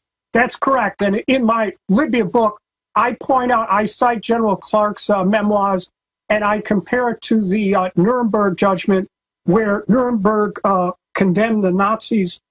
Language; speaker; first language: English; native; English